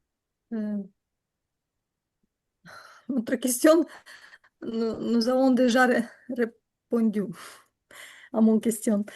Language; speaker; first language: French; non-native, learner; Ukrainian